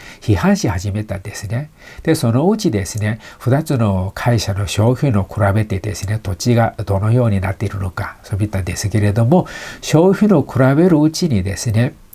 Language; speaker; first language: Japanese; non-native, fluent; Chinese